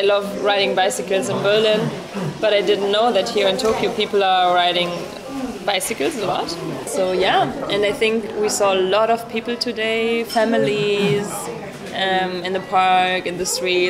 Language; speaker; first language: English; non-native, fluent; German